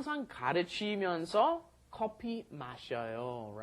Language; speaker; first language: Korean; non-native, fluent; English